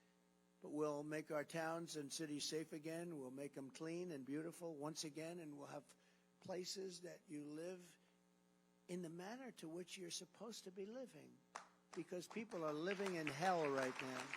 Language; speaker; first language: English; native; English